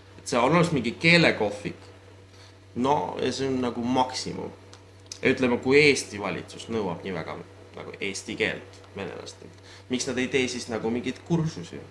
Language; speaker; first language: Estonian; non-native, local second language; Russian